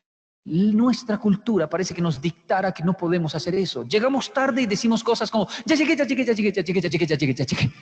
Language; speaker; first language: Spanish; native; Spanish